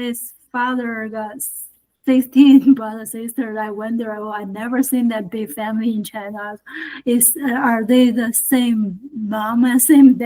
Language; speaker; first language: English; non-native, learner; Chinese